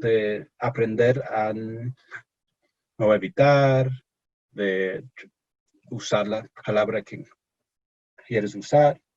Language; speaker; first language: Spanish; non-native, fluent; English